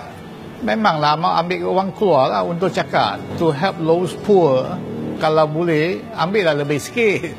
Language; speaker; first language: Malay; non-native, local second language; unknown